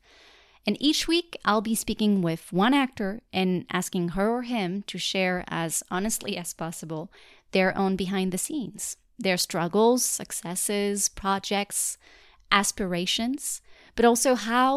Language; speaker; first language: English; non-native, fluent; French